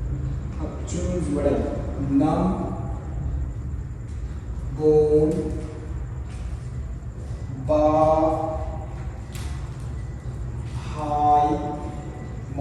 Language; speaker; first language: Vietnamese; non-native, learner; Hindi